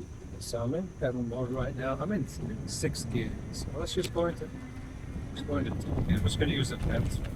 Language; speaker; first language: English; native; English